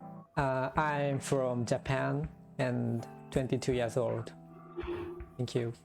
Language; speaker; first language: English; non-native, learner; Japanese